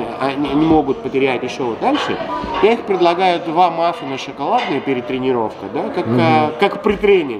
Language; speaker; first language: Russian; non-native, fluent; Greek